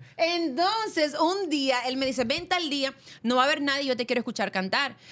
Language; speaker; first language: Spanish; early bilingual, heritage; Spanish